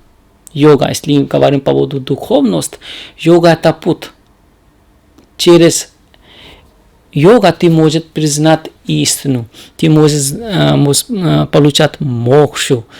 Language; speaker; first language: Russian; non-native, learner; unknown